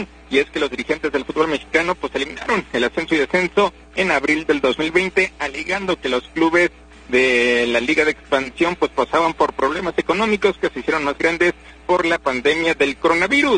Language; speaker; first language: Spanish; native; Spanish